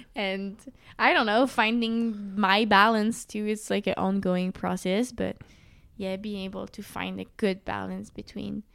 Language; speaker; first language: English; native; English